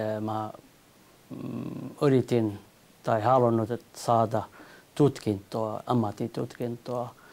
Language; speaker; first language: Finnish; non-native, learner; Kurdish